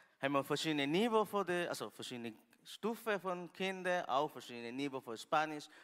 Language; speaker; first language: German; non-native, learner; Spanish